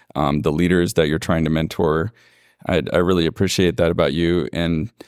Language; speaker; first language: English; native; English